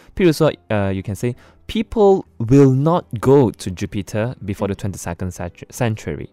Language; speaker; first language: English; non-native, local second language; Chinese